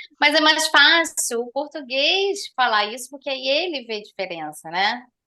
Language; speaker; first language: Portuguese; native; Portuguese